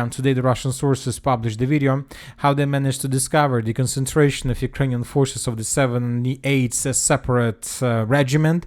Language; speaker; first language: English; non-native, fluent; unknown